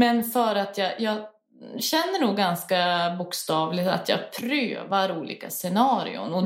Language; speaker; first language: Swedish; native; Swedish